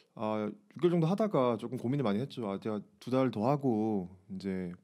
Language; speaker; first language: Korean; native; Korean